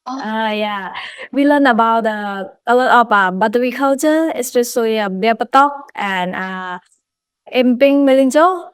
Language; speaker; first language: English; non-native, learner; Lao